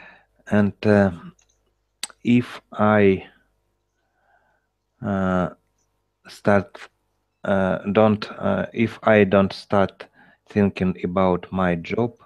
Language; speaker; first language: English; non-native, learner; Russian